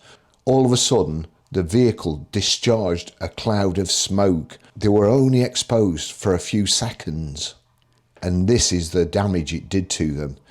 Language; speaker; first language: English; native; English